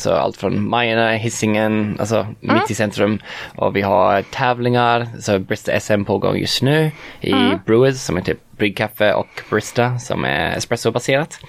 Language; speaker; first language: Swedish; non-native, fluent; English